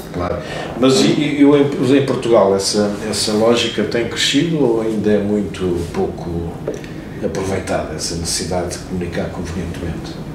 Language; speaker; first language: Portuguese; native; Portuguese